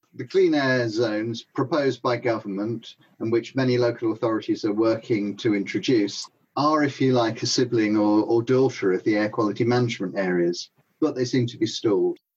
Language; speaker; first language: English; native; English